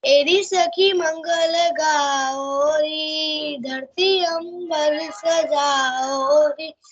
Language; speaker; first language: Hindi; native; Hindi